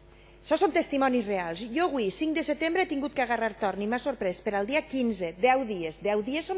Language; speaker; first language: Catalan; native; Catalan